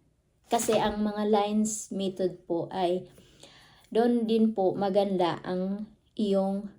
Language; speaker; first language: Filipino; non-native, local second language; Cebuano